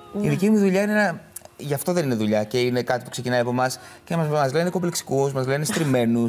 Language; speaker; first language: Greek; native; Greek